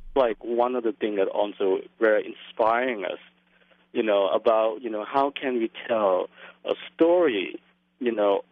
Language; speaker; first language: English; non-native, fluent; Lao